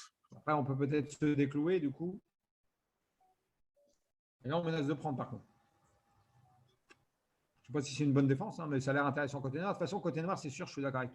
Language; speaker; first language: French; native; French